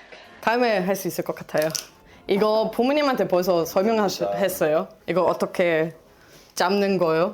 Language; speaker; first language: Korean; non-native, learner; German